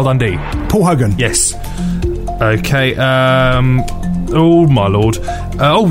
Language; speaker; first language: English; native; English